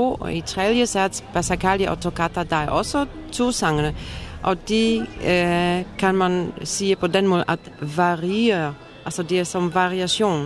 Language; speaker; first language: Danish; non-native, fluent; Polish